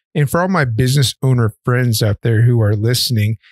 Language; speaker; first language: English; native; English